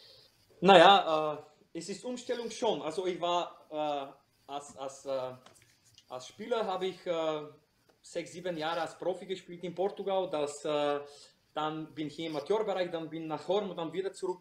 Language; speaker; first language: German; non-native, fluent; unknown